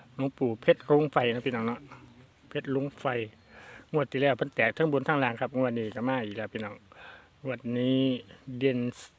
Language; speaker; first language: Thai; native; Thai